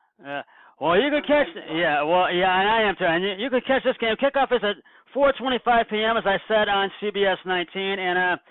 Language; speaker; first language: English; native; English